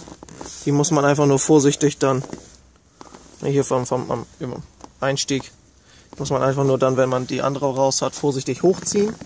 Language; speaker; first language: German; native; German